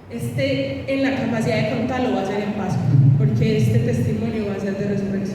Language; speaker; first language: Spanish; native; Spanish